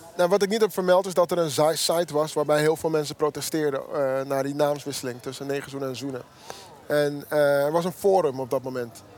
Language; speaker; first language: Dutch; early bilingual, other home language; Akan